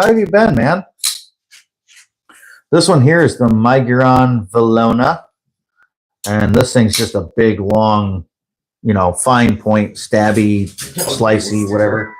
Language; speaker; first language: English; native; English